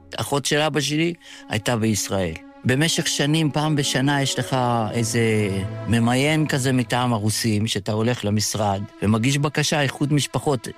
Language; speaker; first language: Hebrew; early bilingual, other home language; Yiddish